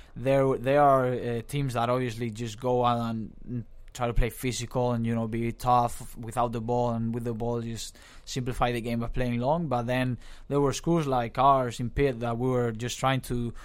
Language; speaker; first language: English; non-native, fluent; Spanish